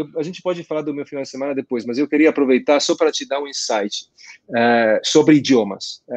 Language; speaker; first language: Portuguese; non-native, fluent; Italian